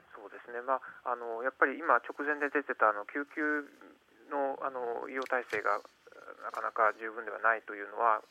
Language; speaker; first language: Japanese; native; Japanese